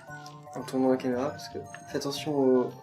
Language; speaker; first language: French; native; French